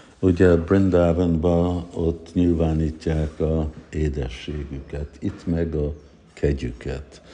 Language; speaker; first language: Hungarian; early bilingual, heritage; Hungarian